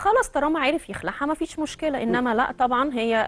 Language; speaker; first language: Arabic; native; Arabic